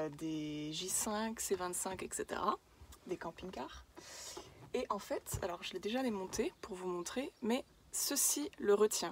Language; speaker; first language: French; native; French